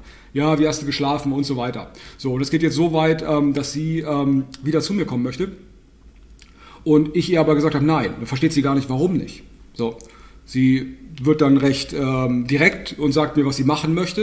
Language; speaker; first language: German; native; German